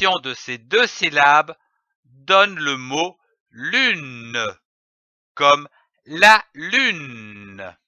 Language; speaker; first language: French; native; French